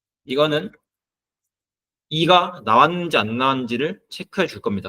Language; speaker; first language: Korean; native; Korean